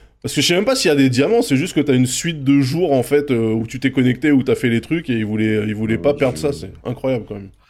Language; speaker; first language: French; native; French